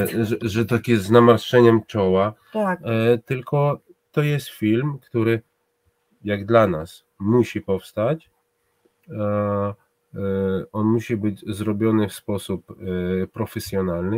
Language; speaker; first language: Polish; non-native, fluent; Hebrew